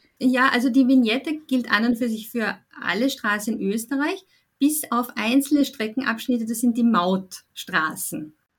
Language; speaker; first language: German; native; German